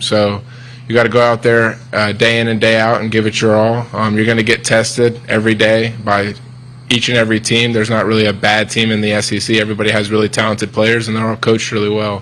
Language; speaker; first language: English; native; English